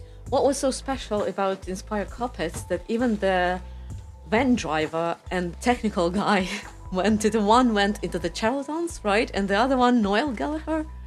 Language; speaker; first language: English; non-native, fluent; Russian